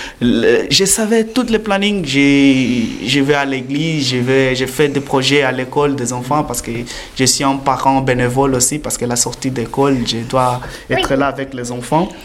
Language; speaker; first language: French; non-native, learner; Portuguese